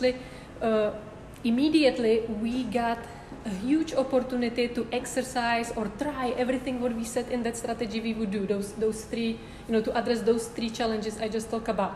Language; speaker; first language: English; non-native, fluent; Czech